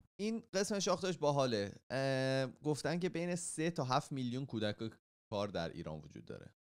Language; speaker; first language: Persian; native; Persian